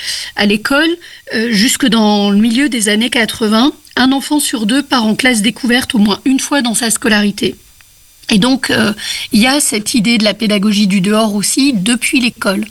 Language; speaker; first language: French; native; French